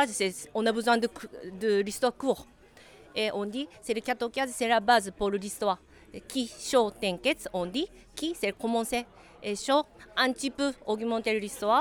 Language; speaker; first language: French; non-native, learner; Japanese